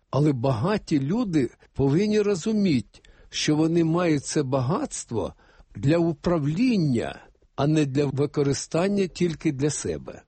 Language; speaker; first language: Ukrainian; native; Ukrainian